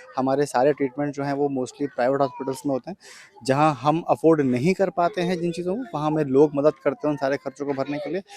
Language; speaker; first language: Hindi; non-native, local second language; Gujarati